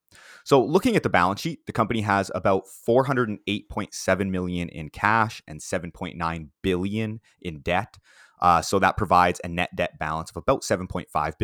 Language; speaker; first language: English; native; English